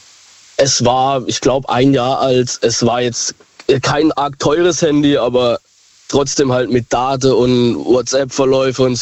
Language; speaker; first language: German; native; German